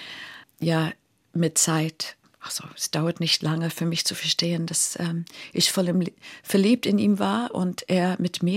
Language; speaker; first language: German; non-native, fluent; English